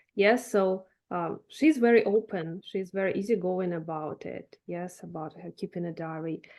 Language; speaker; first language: English; non-native, fluent; Russian